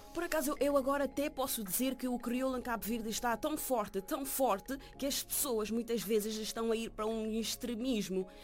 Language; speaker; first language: Portuguese; non-native, local second language; Kabuverdianu